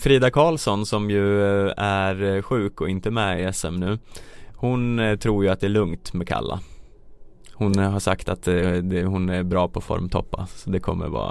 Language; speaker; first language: Swedish; native; Swedish